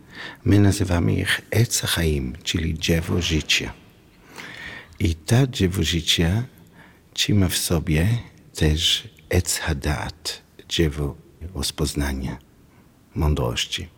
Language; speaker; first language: Polish; non-native, learner; Hebrew